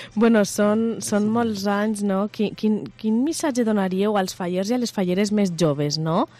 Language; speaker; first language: Catalan; native; Catalan